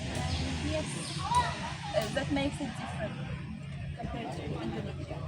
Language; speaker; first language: English; non-native, fluent; Tajik